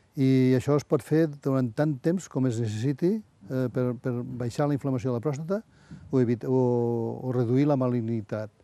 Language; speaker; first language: Catalan; native; Catalan